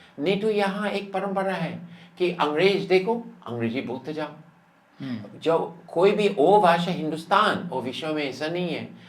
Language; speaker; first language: Hindi; non-native, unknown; English